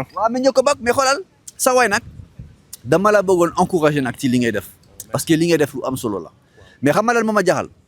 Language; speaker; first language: Wolof; non-native, fluent; French